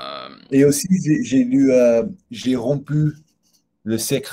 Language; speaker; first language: French; non-native, learner; English